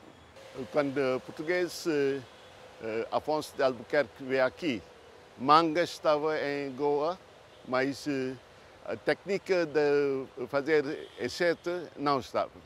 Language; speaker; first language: Portuguese; early bilingual, heritage; Portuguese